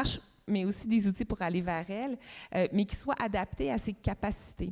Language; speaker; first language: French; native; French